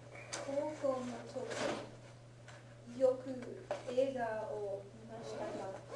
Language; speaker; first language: Japanese; non-native, learner; English